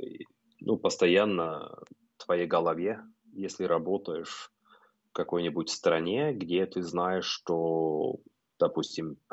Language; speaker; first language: Russian; non-native, fluent; Norwegian